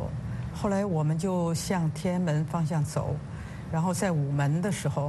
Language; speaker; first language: Chinese; native; Chinese